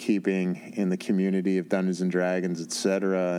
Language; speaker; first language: English; native; English